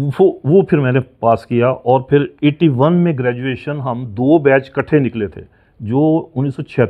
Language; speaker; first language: Urdu; non-native, local second language; Punjabi